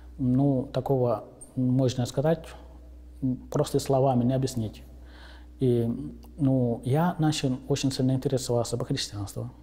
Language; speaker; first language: Russian; non-native, fluent; Arabic